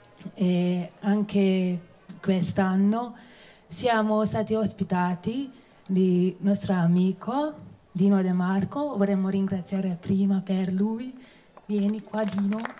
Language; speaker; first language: Italian; non-native, fluent; Hungarian